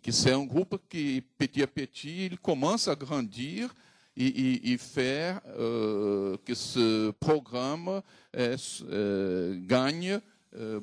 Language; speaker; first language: French; non-native, fluent; Portuguese